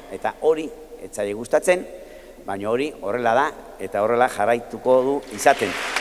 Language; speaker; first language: Basque; native; Basque